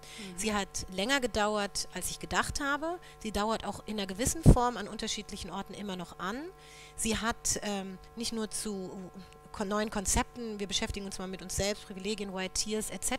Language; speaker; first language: German; native; German